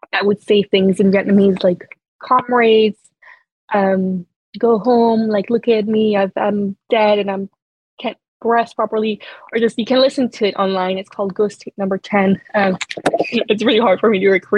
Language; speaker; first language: English; non-native, fluent; French